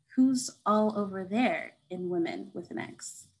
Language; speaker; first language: English; native; English